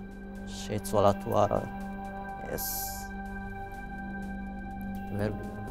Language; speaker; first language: Georgian; non-native, fluent; Japanese